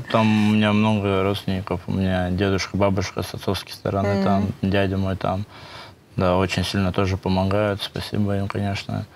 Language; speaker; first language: Russian; native; Russian